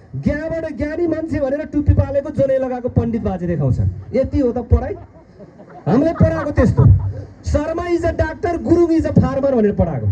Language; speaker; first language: Nepali; non-native, local second language; Eastern Tamang